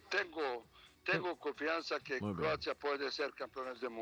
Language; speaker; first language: Spanish; non-native, learner; Serbian